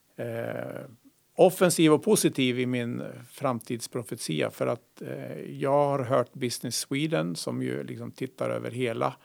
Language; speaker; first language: Swedish; native; Swedish